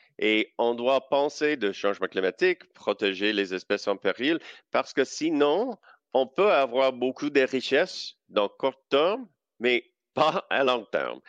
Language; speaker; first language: French; non-native, local second language; English